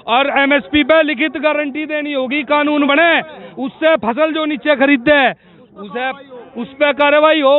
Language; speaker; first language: Hindi; native; Hindi